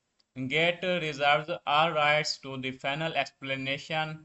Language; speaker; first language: English; non-native, learner; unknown